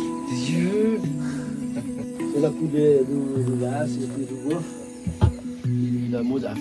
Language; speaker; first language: French; non-native, learner; Nepali